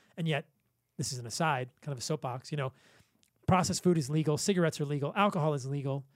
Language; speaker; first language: English; native; English